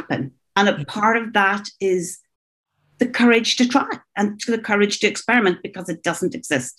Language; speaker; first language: English; native; English